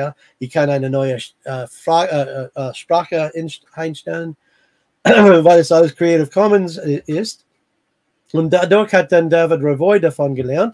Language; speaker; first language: German; non-native, fluent; English